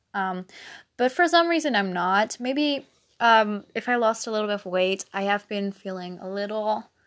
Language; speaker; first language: English; non-native, fluent; Dutch